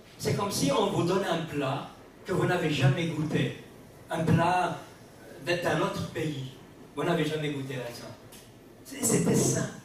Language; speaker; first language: French; non-native, local second language; Kabyle